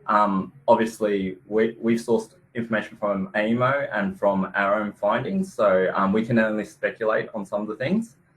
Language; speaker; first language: English; native; English